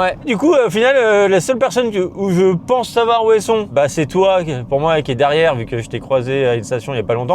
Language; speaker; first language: French; native; French